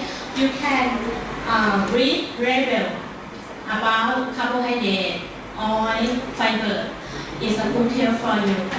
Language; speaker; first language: English; non-native, learner; Thai